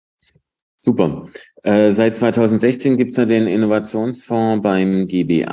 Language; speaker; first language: German; native; German